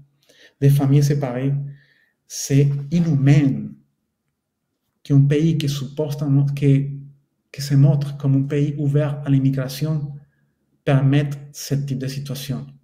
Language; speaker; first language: French; non-native, fluent; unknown